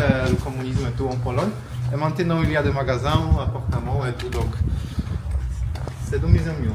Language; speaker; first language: French; non-native, fluent; Polish